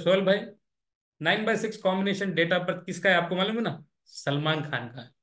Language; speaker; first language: Hindi; non-native, local second language; Telugu